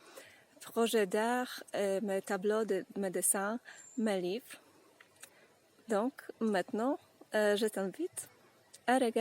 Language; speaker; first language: French; non-native, fluent; Polish